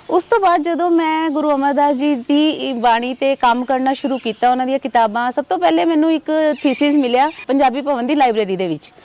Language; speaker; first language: Punjabi; non-native, local second language; Hindi